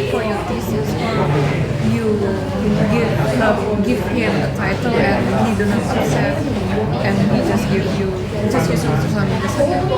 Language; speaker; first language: English; non-native, learner; Malay